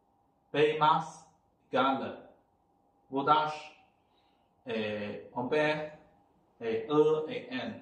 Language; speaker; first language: French; non-native, fluent; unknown